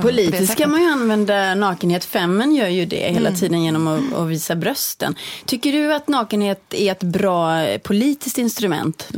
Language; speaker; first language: Swedish; native; Swedish